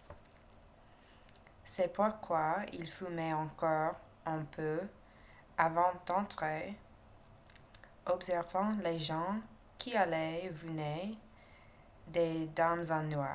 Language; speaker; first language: French; non-native, learner; English